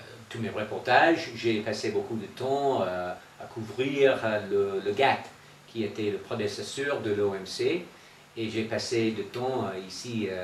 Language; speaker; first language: French; non-native, fluent; English